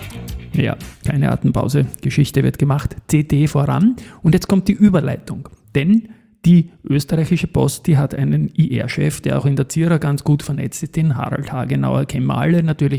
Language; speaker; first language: German; native; German